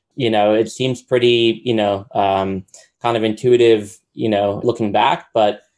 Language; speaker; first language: English; native; English